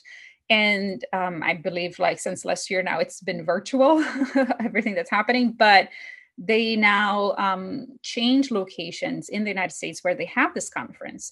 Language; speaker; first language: English; non-native, fluent; Portuguese